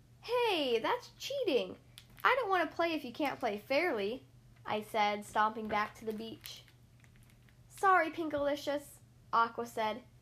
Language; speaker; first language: English; native; English